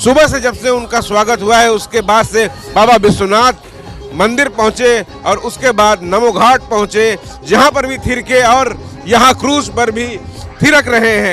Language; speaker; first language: Hindi; native; Hindi